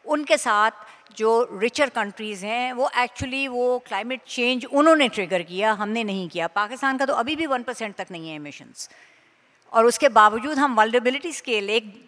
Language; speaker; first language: Urdu; native; Urdu